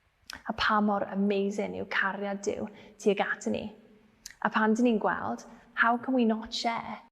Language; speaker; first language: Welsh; non-native, fluent; English